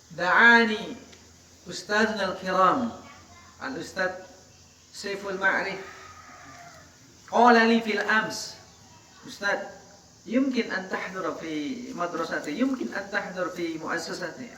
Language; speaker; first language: Arabic; non-native, fluent; Indonesian